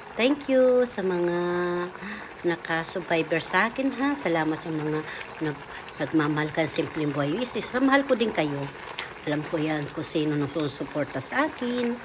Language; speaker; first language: Filipino; native; Filipino